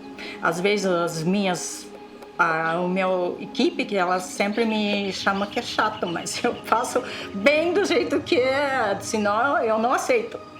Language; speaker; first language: Portuguese; non-native, local second language; Russian